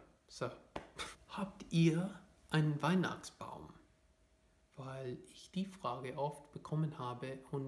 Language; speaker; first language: German; non-native, fluent; English